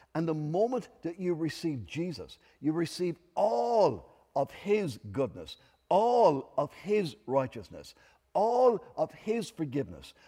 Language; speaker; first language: English; native; English